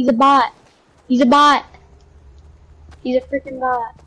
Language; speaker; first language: English; native; English